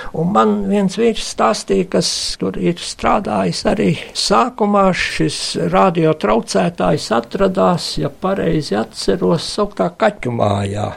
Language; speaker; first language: Latvian; native; Latvian